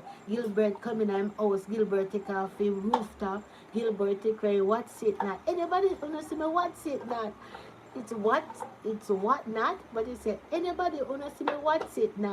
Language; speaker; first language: English; non-native, local second language; Jamaican Creole English